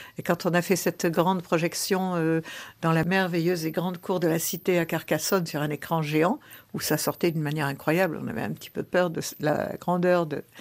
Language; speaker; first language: French; early bilingual, other home language; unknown